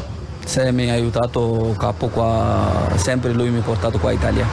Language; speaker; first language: Italian; non-native, learner; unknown